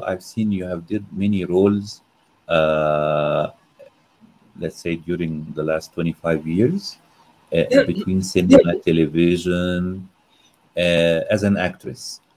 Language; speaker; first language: English; non-native, fluent; Arabic